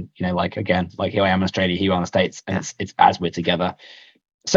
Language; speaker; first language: English; native; English